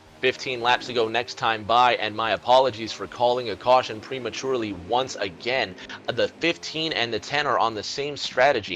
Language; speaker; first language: English; native; English